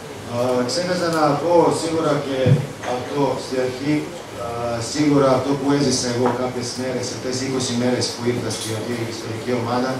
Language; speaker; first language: Greek; non-native, fluent; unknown